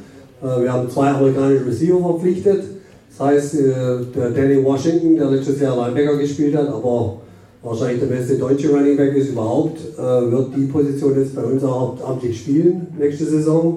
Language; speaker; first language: German; native; German